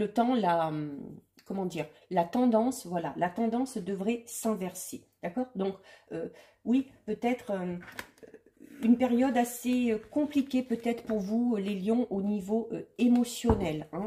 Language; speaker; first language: French; native; French